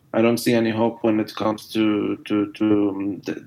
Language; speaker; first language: English; non-native, fluent; Arabic